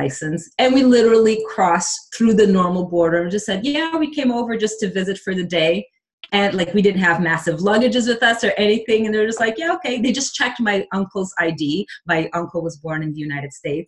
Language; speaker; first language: English; early bilingual, other home language; Portuguese